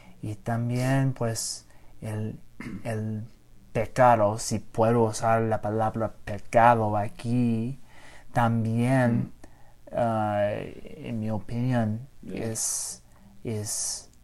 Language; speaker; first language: Spanish; non-native, learner; English